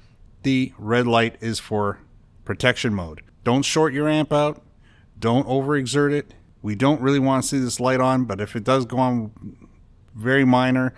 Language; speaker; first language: English; native; English